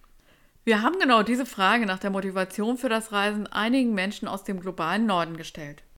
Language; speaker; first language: German; native; German